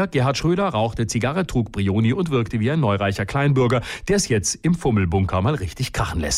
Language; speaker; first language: German; native; German